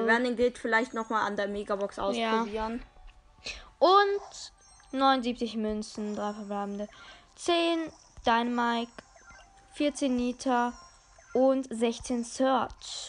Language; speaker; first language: German; native; German